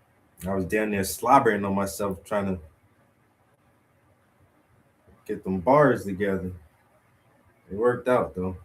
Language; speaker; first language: English; native; English